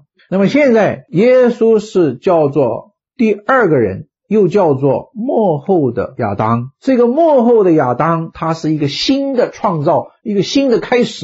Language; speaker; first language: Chinese; native; Chinese